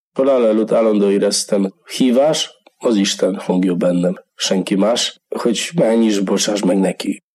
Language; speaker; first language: Hungarian; non-native, learner; Polish